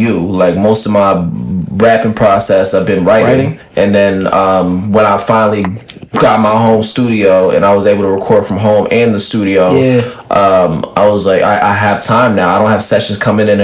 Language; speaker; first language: English; early bilingual, other home language; French